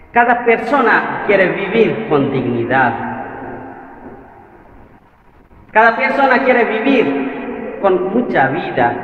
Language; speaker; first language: Spanish; non-native, fluent; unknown